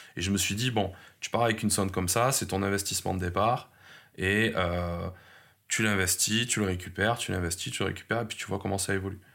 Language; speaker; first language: French; native; French